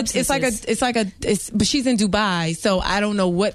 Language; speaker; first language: English; native; English